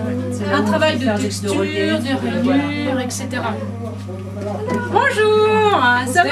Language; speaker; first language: French; native; French